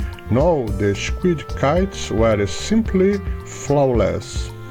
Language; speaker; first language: English; non-native, fluent; Portuguese